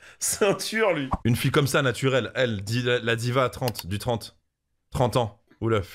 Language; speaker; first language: French; native; French